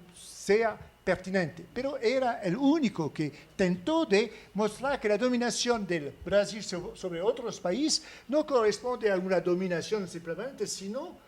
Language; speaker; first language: Spanish; non-native, fluent; French